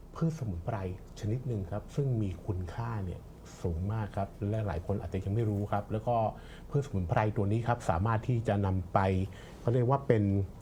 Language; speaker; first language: Thai; native; Thai